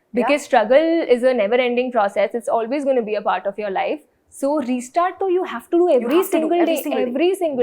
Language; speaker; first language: English; non-native, local second language; Hindi